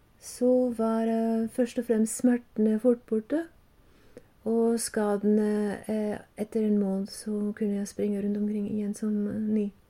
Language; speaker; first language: Norwegian; non-native, fluent; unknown